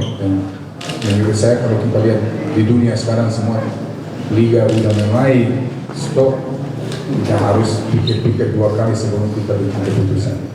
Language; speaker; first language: Indonesian; non-native, fluent; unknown